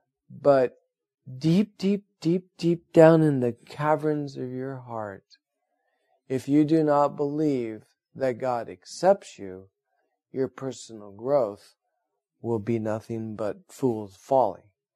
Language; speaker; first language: English; native; English